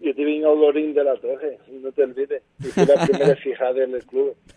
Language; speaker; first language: Spanish; non-native, fluent; Portuguese